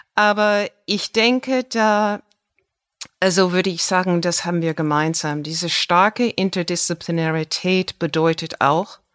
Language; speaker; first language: German; non-native, fluent; English